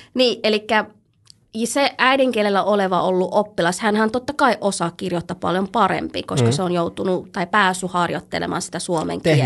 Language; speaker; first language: Finnish; early bilingual, other home language; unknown